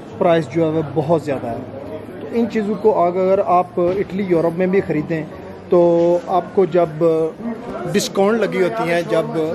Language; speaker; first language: Urdu; non-native, local second language; Punjabi